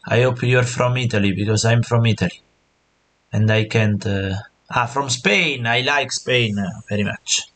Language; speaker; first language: English; non-native, learner; Italian